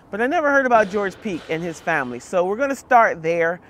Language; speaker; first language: English; native; English